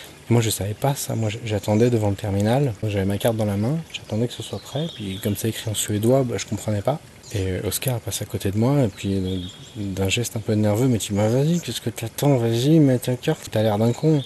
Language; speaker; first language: French; native; French